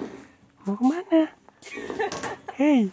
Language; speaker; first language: Indonesian; native; Indonesian